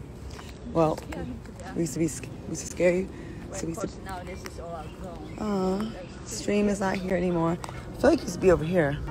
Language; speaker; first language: English; native; English